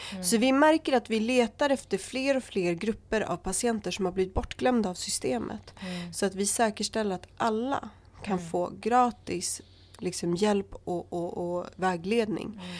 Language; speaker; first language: Swedish; early bilingual, other home language; Kurdish